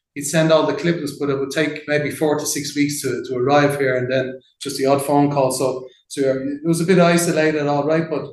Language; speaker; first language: English; native; English